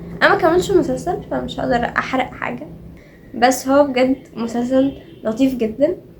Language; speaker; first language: Arabic; native; Arabic